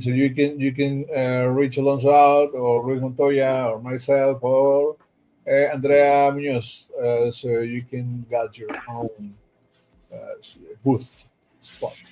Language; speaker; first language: English; non-native, fluent; Spanish